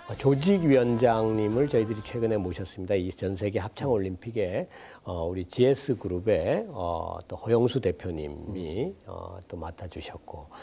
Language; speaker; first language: Korean; native; Korean